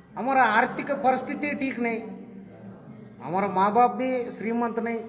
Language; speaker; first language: Hindi; non-native, local second language; Kannada